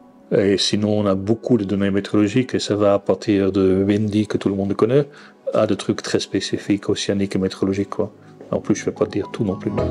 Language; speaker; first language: French; non-native, fluent; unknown